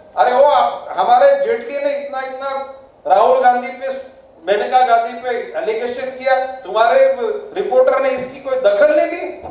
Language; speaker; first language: Hindi; non-native, local second language; Marathi